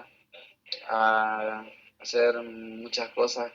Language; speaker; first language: Spanish; native; Spanish